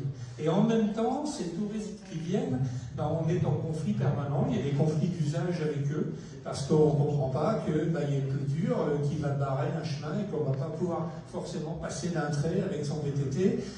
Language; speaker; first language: French; native; French